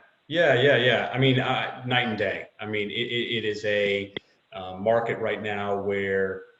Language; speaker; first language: English; native; English